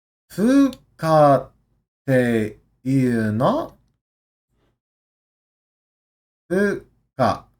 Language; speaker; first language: Japanese; non-native, learner; English